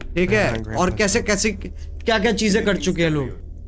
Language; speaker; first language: Hindi; native; Hindi